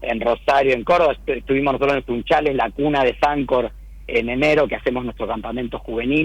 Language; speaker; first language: Spanish; native; Spanish